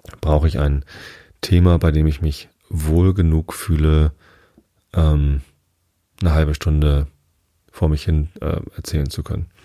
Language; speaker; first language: German; native; German